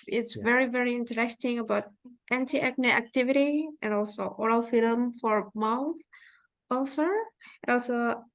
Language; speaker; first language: English; non-native, fluent; Indonesian